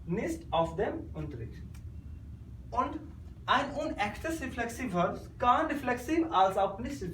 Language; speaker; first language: German; non-native, learner; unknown